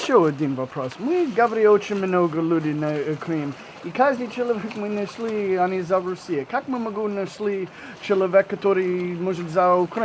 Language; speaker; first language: Russian; non-native, learner; English